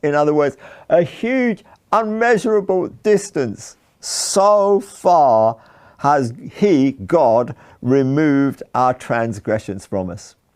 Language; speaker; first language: English; native; English